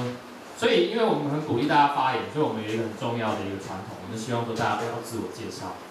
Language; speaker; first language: Chinese; native; Chinese